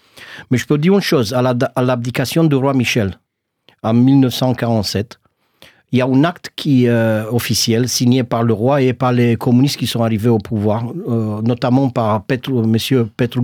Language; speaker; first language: French; non-native, fluent; Romanian